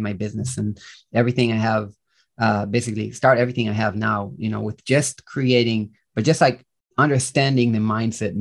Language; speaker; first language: English; non-native, fluent; Hebrew